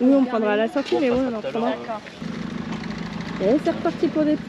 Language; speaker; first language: French; native; French